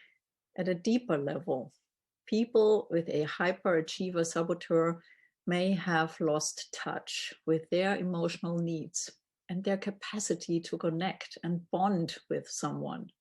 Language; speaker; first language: English; non-native, fluent; German